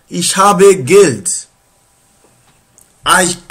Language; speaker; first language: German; non-native, learner; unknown